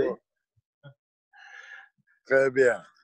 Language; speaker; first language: French; non-native, local second language; Dutch